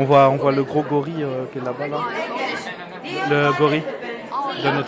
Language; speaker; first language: French; native; French